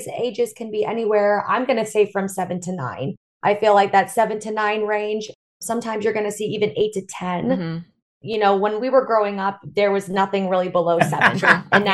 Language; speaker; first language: English; native; English